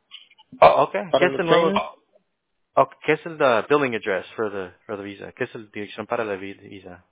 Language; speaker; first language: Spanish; early bilingual, heritage; English